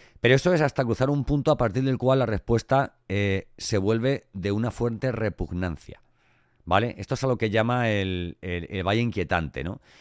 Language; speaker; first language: Spanish; native; Spanish